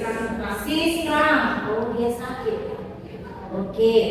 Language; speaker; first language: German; non-native, fluent; Indonesian